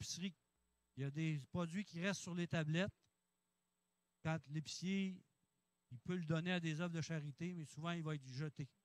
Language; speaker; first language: French; native; French